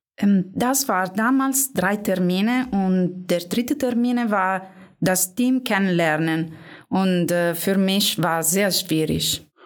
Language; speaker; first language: German; non-native, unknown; Italian